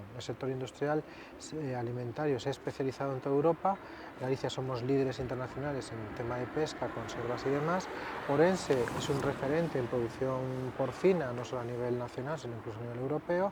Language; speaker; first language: Spanish; native; Spanish